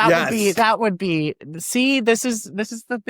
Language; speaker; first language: English; native; English